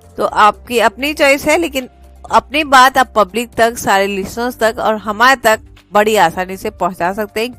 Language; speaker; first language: Hindi; native; Hindi